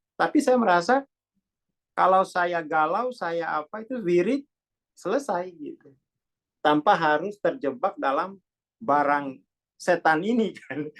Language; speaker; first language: Indonesian; non-native, local second language; Javanese